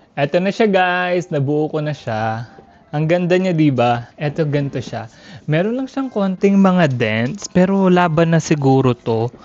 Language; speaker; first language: Filipino; native; Filipino